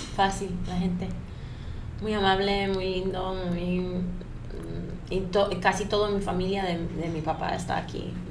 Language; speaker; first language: Spanish; early bilingual, heritage; Spanish